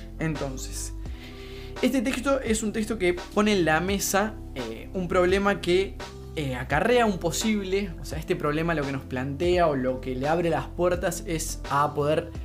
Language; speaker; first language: Spanish; native; Spanish